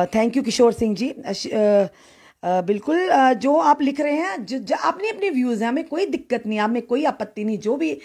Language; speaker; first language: Hindi; native; Hindi